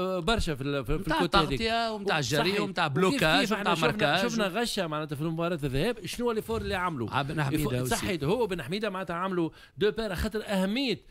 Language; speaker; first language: Arabic; native; Arabic